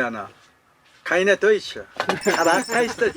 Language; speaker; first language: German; non-native, learner; Korean